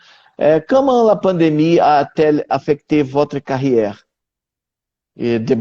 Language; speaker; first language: French; non-native, learner; Portuguese